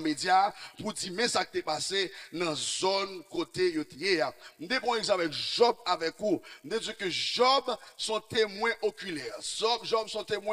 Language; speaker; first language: French; non-native, local second language; Haitian Creole